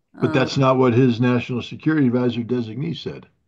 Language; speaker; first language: English; native; English